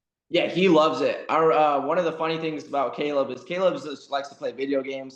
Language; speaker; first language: English; native; English